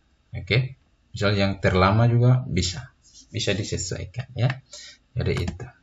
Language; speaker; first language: Indonesian; native; Indonesian